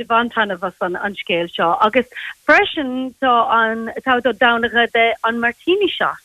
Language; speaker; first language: Irish; non-native, local second language; English